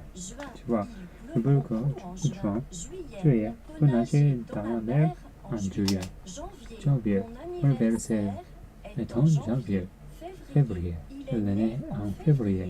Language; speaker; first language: French; non-native, learner; Japanese